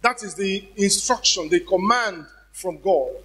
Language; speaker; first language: English; non-native, local second language; Yoruba